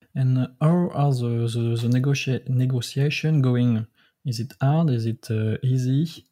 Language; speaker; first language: English; non-native, learner; French